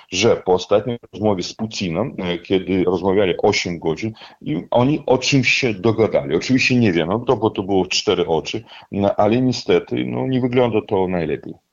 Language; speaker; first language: Polish; non-native, fluent; Russian